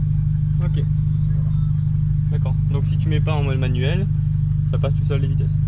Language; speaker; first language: French; native; French